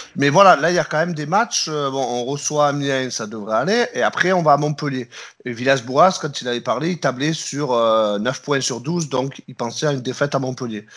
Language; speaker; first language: French; native; French